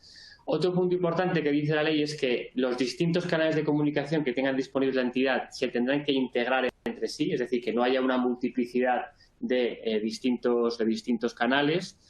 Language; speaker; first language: Spanish; native; Spanish